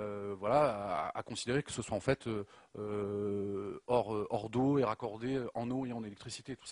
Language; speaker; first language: French; native; French